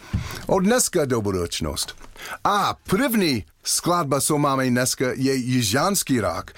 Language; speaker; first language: Czech; non-native, learner; English